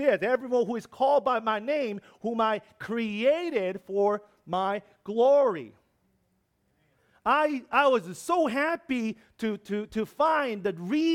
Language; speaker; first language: English; non-native, learner; Korean